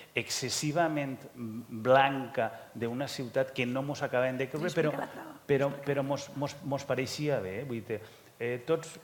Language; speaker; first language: Catalan; native; Catalan